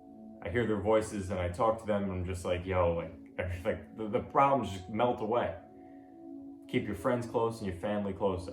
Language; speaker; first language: English; native; English